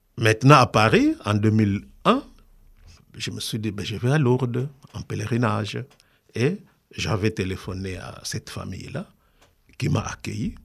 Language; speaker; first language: French; non-native, local second language; Kongo